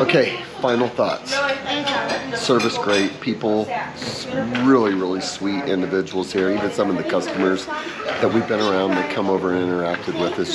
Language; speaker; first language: English; native; English